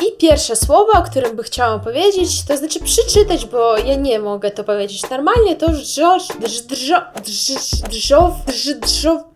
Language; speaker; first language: Polish; non-native, learner; Russian